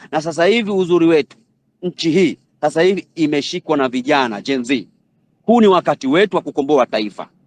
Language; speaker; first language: Swahili; native; Swahili